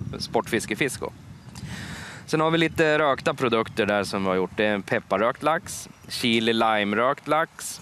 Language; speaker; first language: Swedish; native; Swedish